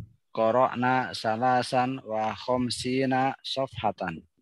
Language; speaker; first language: Arabic; non-native, learner; Indonesian